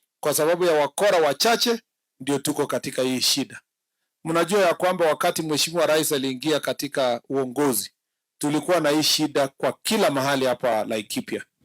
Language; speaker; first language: Swahili; non-native, local second language; Kalenjin